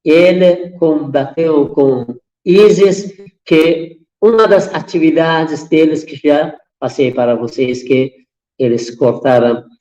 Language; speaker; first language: Portuguese; non-native, fluent; Persian